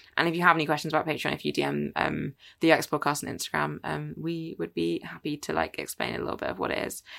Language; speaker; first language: English; native; English